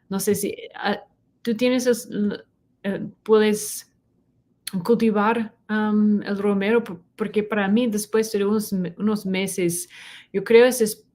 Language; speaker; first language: Spanish; non-native, fluent; English